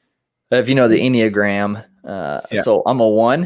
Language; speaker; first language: English; native; English